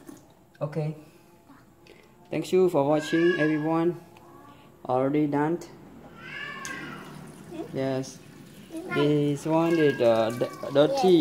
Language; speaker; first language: English; non-native, learner; Khmer